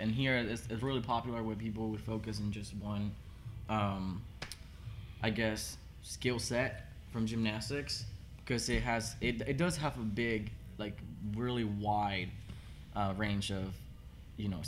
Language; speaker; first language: English; non-native, fluent; Spanish